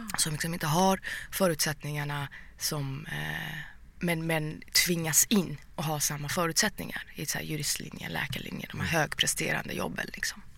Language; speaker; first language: Swedish; early bilingual, other home language; Persian